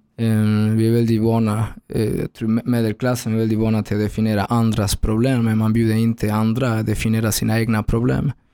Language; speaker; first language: Swedish; non-native, fluent; Spanish